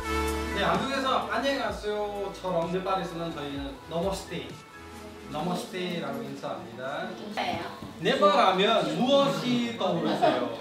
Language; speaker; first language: Korean; non-native, fluent; Nepali